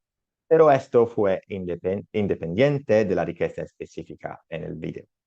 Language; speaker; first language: Spanish; non-native, learner; Italian